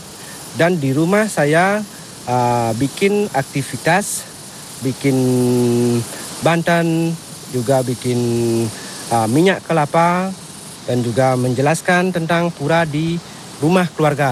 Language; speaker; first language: Indonesian; non-native, local second language; Balinese